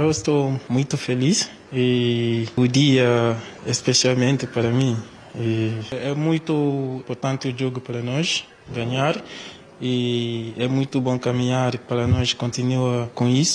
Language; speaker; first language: Portuguese; non-native, learner; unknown